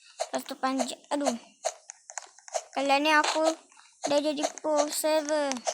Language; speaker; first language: Malay; native; Malay